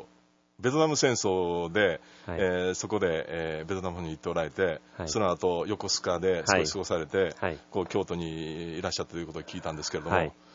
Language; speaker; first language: Japanese; native; Japanese